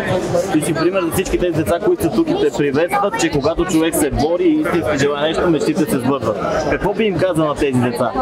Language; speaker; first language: Bulgarian; native; Bulgarian